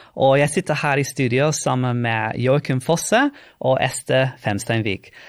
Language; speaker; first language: Norwegian; non-native, fluent; English